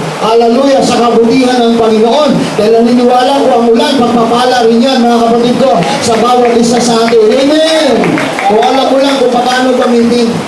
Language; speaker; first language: Filipino; non-native, local second language; Cebuano